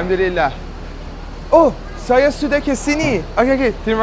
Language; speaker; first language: Indonesian; non-native, learner; Persian